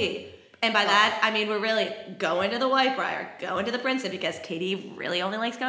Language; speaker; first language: English; native; English